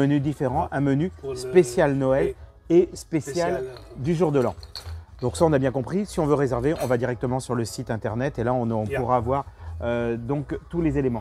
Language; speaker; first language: French; native; French